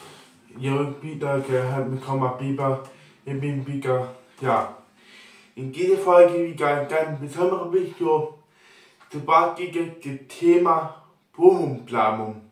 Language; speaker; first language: German; non-native, local second language; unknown